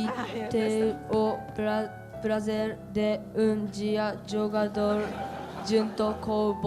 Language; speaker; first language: Portuguese; non-native, learner; Japanese